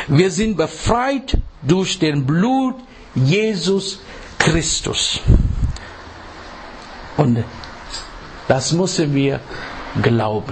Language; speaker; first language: German; non-native, learner; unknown